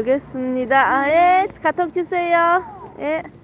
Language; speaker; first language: Korean; non-native, learner; Tajik